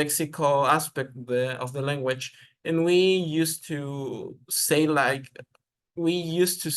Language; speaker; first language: English; non-native, learner; Spanish